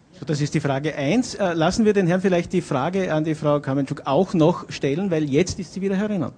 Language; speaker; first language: German; native; German